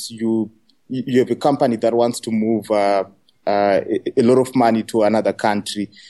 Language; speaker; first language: English; non-native, local second language; Shona